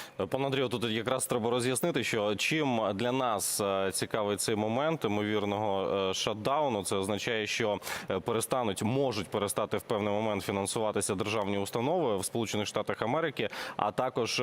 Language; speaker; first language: Ukrainian; native; Ukrainian